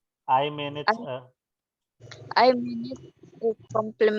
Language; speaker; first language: English; non-native, learner; Indonesian